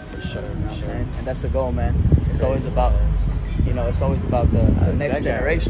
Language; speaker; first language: English; native; English